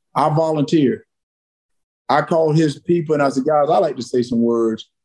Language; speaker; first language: English; native; English